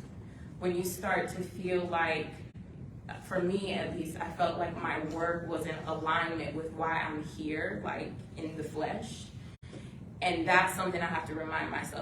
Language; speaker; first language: English; native; English